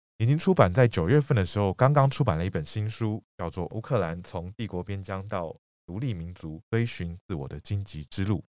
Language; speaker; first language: Chinese; native; Chinese